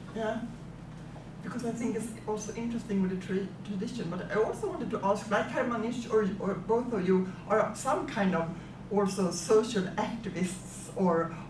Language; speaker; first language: English; non-native, fluent; Swedish